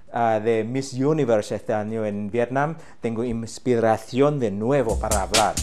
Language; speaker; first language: Spanish; non-native, learner; English